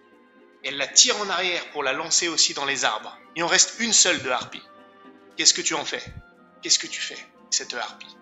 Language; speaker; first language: French; native; French